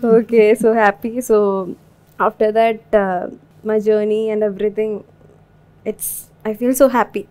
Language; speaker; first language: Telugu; non-native, learner; Malayalam